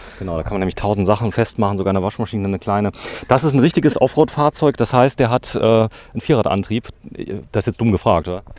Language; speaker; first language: German; native; German